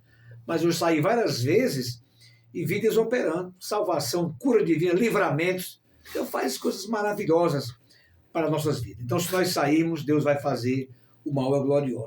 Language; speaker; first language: Portuguese; native; Portuguese